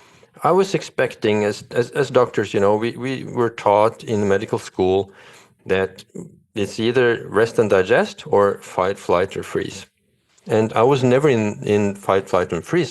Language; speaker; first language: English; non-native, fluent; Norwegian